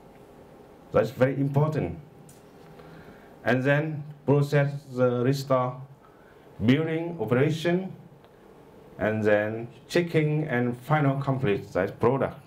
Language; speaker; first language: English; non-native, learner; Vietnamese